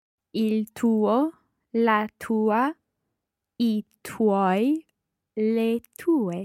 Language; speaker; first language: Italian; non-native, learner; English